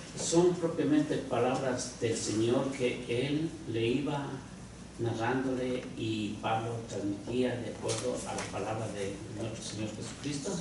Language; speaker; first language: Spanish; native; Spanish